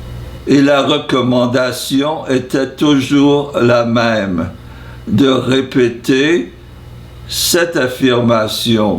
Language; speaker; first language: French; non-native, fluent; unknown